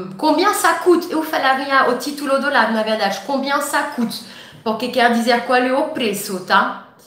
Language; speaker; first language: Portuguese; non-native, fluent; French